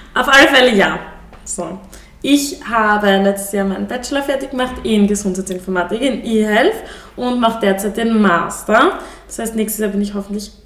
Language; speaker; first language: German; native; German